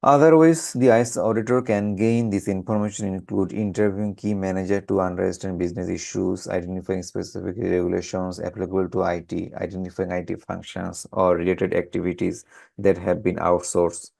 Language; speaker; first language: English; non-native, local second language; Bangla